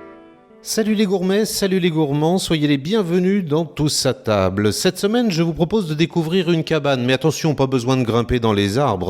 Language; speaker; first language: French; native; French